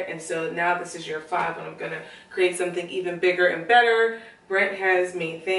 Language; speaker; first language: English; native; English